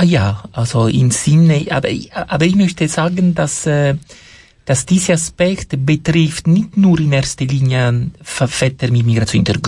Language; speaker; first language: German; non-native, fluent; Italian